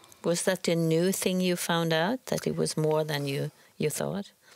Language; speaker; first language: English; non-native, fluent; Swedish